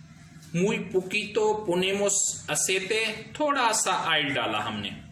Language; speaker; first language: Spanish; non-native, learner; Urdu